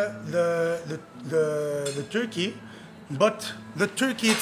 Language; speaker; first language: English; non-native, fluent; Arabic